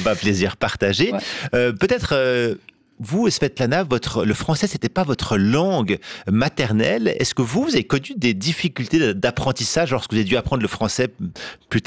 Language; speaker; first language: French; native; French